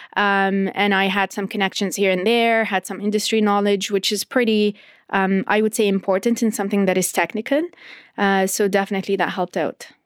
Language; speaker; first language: English; non-native, fluent; Arabic